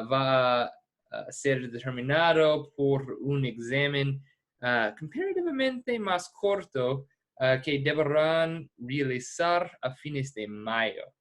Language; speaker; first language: Spanish; non-native, fluent; English